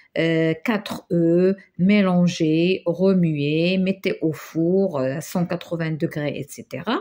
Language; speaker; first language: French; non-native, local second language; Arabic